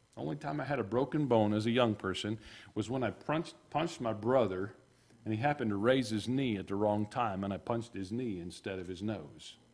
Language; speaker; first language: English; native; English